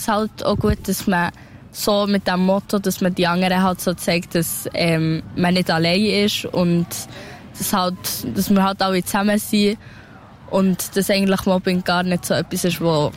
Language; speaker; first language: German; early bilingual, other home language; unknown